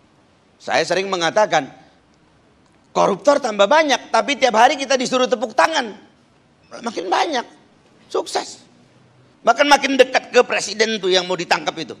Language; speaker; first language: Indonesian; native; Indonesian